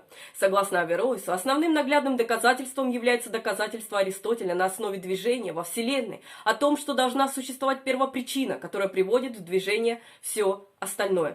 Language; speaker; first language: Russian; native; Russian